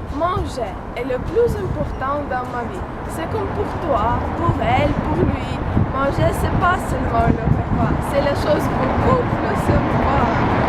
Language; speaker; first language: French; non-native, fluent; Ukrainian